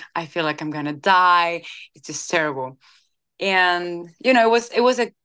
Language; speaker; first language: English; non-native, fluent; Spanish